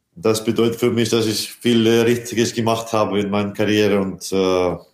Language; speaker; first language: German; non-native, fluent; Latvian